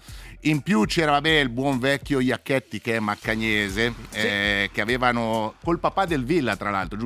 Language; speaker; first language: Italian; native; Italian